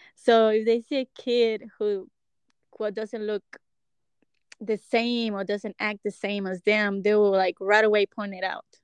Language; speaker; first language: English; early bilingual, other home language; Spanish